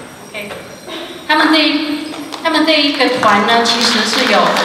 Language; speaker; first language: Chinese; non-native, local second language; Min Nan Chinese